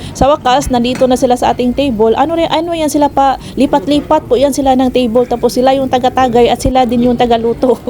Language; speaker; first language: Filipino; non-native, local second language; Cebuano